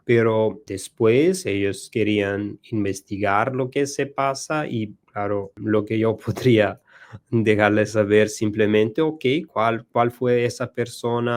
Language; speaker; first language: Spanish; non-native, learner; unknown